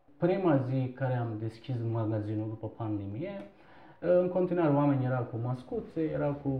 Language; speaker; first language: Romanian; non-native, fluent; Turkish